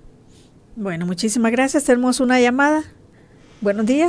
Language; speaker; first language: Spanish; native; Spanish